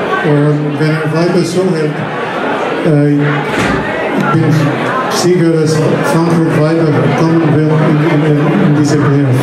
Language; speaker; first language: German; non-native, fluent; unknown